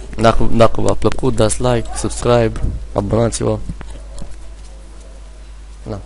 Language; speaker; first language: Romanian; native; Romanian